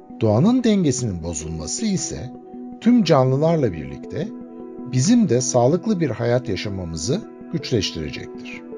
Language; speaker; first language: Turkish; native; Turkish